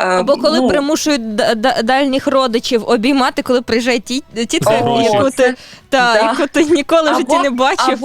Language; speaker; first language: Ukrainian; native; Ukrainian